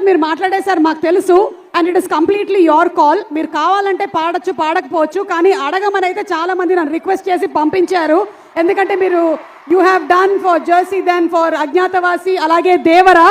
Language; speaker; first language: Telugu; native; Telugu